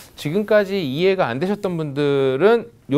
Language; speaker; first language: Korean; native; Korean